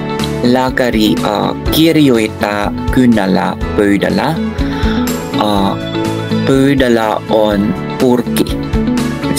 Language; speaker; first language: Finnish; non-native, learner; Filipino